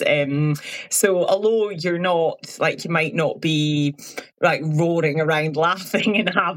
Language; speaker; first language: English; native; English